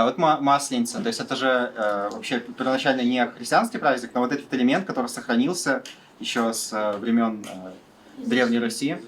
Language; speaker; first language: Russian; native; Russian